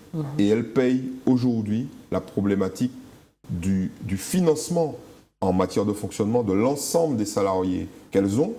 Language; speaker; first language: French; native; French